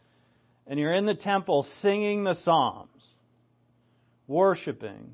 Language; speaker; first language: English; native; English